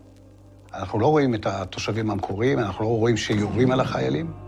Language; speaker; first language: Hebrew; native; Hebrew